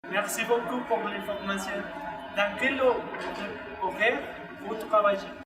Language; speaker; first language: French; non-native, learner; Spanish